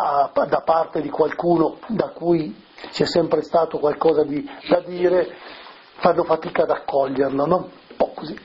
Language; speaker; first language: Italian; native; Italian